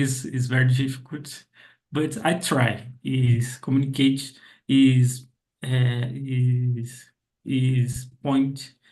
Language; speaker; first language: English; non-native, learner; Portuguese